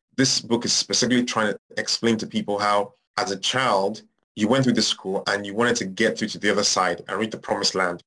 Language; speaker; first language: English; non-native, local second language; Yoruba